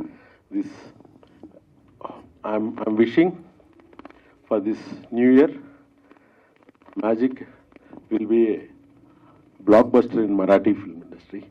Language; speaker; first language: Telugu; native; Telugu